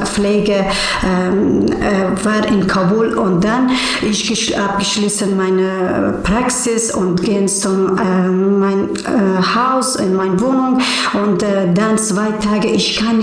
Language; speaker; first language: German; non-native, learner; Persian